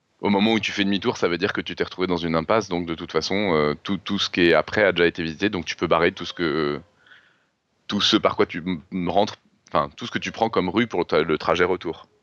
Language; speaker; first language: French; native; French